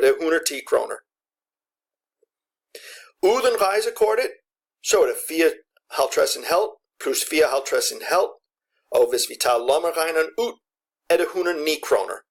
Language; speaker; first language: Danish; non-native, fluent; English